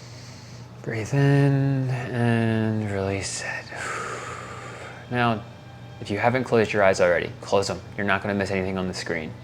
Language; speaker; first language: English; native; English